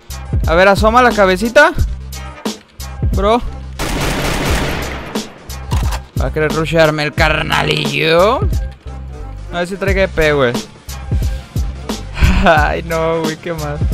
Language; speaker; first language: Spanish; native; Spanish